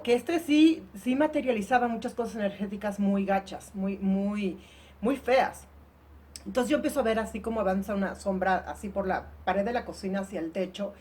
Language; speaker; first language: Spanish; native; Spanish